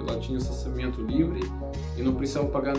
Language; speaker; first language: Portuguese; non-native, learner; Russian